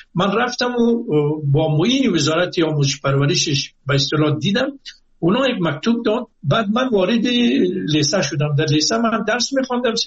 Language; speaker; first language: Persian; native; Persian